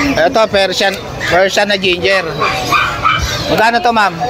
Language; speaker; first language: Filipino; native; Filipino